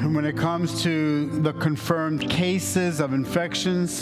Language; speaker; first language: English; native; English